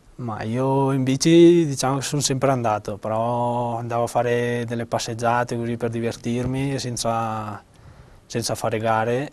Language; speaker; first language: Italian; native; Italian